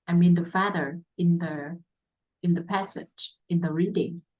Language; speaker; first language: English; non-native, fluent; Vietnamese